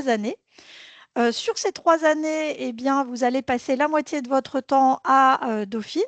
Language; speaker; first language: French; native; French